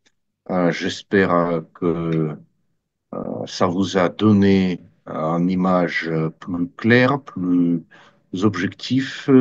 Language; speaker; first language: French; non-native, fluent; Russian